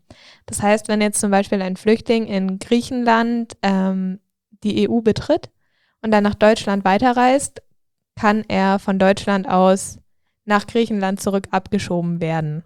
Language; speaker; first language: German; native; German